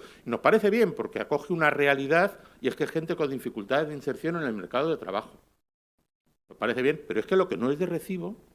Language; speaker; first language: Spanish; native; Spanish